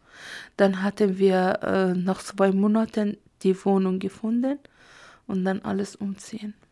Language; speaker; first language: German; non-native, learner; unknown